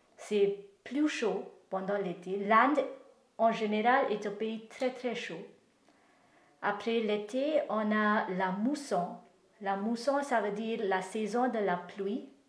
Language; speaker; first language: French; non-native, fluent; Marathi